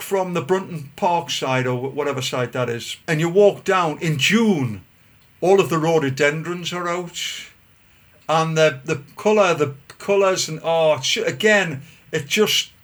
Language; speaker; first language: English; native; English